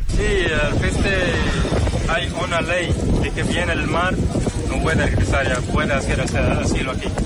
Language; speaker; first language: Spanish; non-native, learner; Arabic